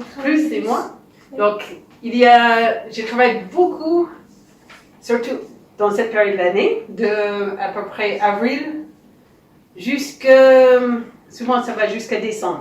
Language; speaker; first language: French; non-native, fluent; English